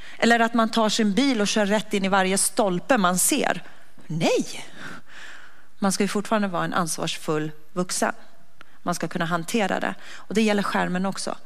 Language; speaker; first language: Swedish; early bilingual, other home language; Persian